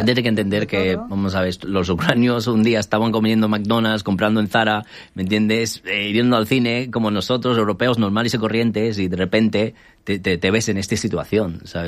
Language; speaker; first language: Spanish; native; Spanish